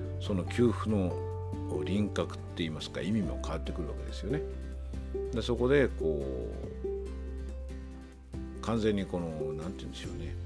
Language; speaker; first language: Japanese; native; Japanese